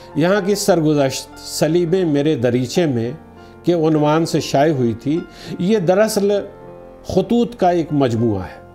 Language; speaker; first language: Urdu; native; Urdu